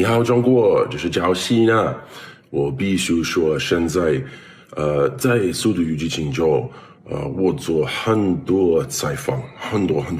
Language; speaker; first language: Chinese; non-native, learner; English